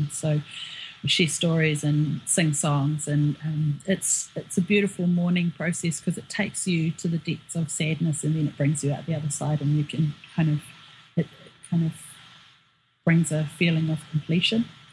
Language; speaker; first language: English; native; English